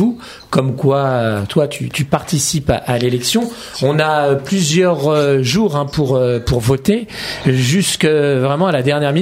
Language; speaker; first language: French; native; French